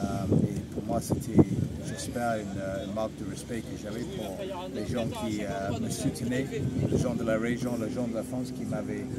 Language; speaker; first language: French; non-native, fluent; English